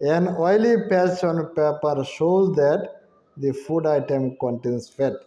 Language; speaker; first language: English; non-native, local second language; Bangla